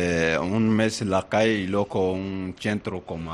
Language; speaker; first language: Spanish; non-native, learner; Bambara